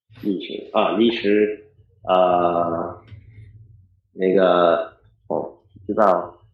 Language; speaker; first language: Chinese; non-native, learner; English